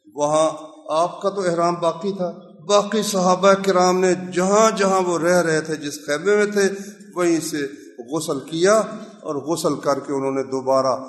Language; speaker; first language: Urdu; non-native, local second language; Punjabi